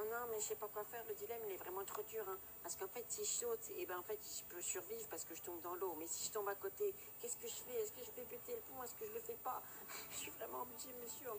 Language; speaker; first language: French; native; French